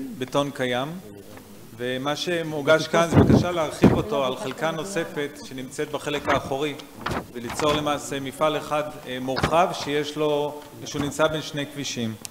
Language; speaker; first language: Hebrew; native; Hebrew